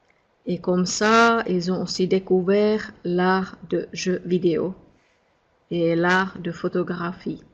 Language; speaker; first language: French; non-native, fluent; Finnish